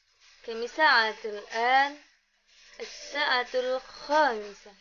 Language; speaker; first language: Arabic; non-native, learner; Indonesian